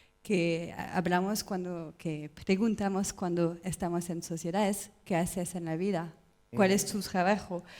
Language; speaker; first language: Spanish; non-native, learner; French